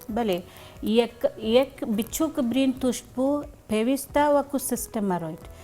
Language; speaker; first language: Central Kurdish; non-native, learner; Persian